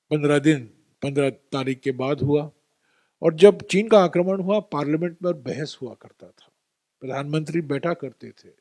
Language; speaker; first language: Hindi; non-native, local second language; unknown